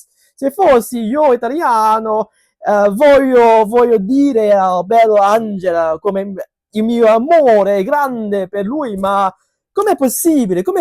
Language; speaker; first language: Italian; non-native, fluent; Cantonese